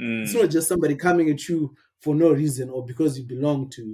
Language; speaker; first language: English; non-native, local second language; Shona